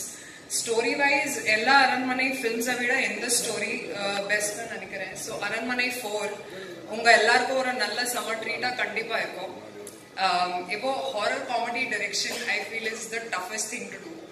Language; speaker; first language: Tamil; non-native, local second language; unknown